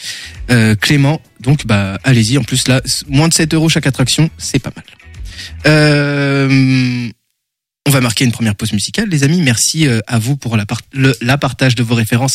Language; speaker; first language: French; native; French